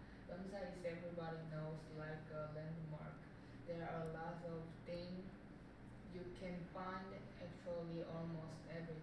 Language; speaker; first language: English; non-native, learner; Korean